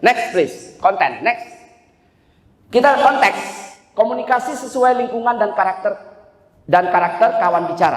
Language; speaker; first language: Indonesian; native; Indonesian